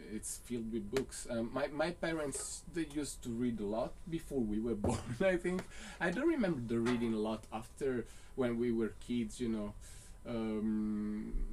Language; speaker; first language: English; non-native, fluent; Italian